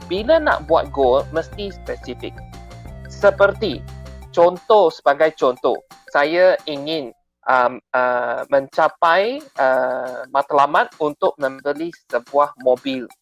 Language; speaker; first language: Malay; non-native, local second language; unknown